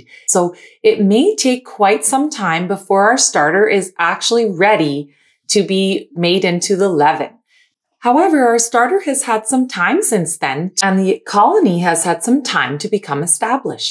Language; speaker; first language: English; native; English